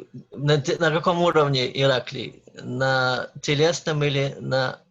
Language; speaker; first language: Russian; native; Russian